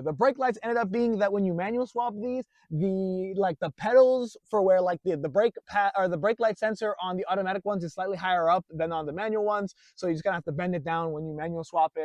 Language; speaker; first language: English; native; English